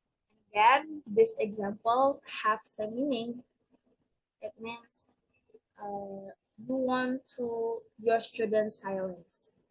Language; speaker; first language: English; non-native, learner; Indonesian